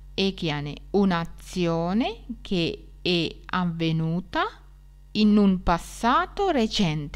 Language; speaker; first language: Italian; non-native, fluent; Sinhala